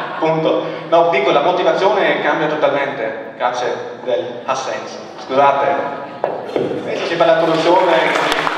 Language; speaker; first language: Italian; non-native, local second language; German